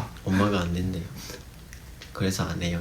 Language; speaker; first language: Korean; non-native, fluent; Japanese